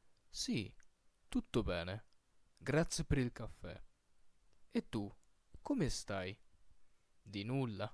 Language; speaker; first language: Italian; non-native, fluent; Filipino